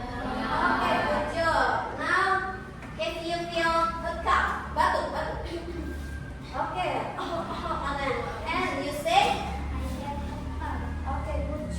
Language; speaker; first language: English; non-native, learner; Indonesian